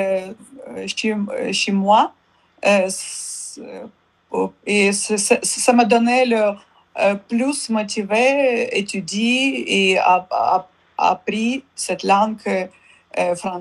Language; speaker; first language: French; non-native, learner; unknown